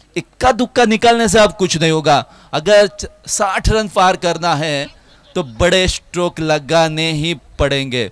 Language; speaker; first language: Hindi; non-native, local second language; Marathi